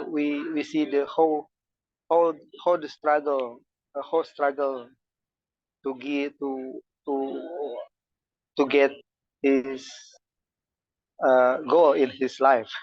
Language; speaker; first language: English; non-native, learner; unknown